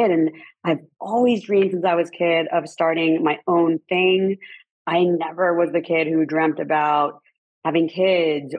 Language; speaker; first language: English; native; English